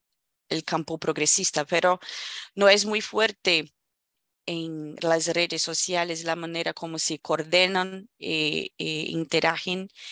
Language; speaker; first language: Spanish; non-native, fluent; Portuguese